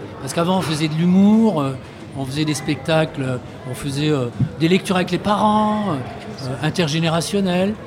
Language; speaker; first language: French; early bilingual, other home language; Arabic